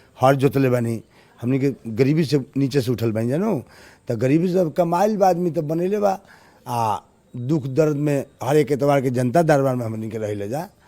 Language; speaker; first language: Bhojpuri; native; Bhojpuri